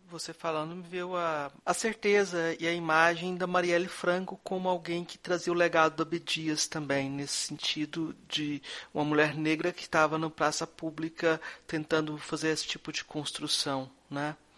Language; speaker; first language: Portuguese; native; Portuguese